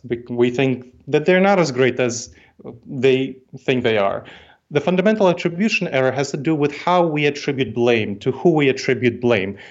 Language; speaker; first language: English; early bilingual, other home language; Russian